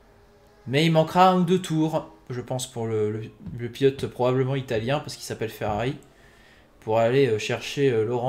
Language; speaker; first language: French; native; French